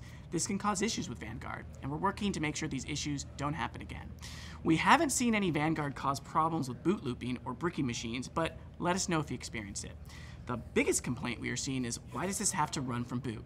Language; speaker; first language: English; native; English